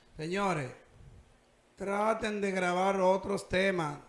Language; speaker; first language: Spanish; native; Spanish